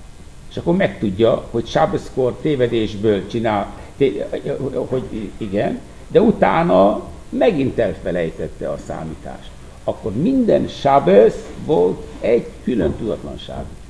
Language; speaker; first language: Hungarian; non-native, fluent; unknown